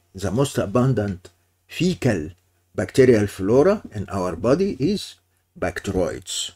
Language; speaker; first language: English; non-native, fluent; Arabic